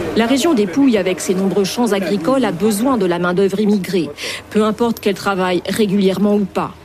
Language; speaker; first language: French; native; French